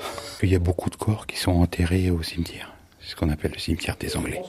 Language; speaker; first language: French; native; French